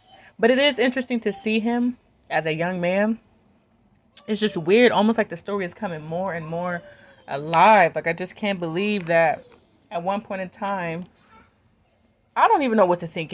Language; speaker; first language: English; native; English